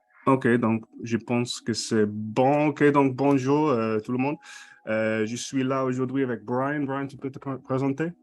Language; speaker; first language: French; non-native, fluent; English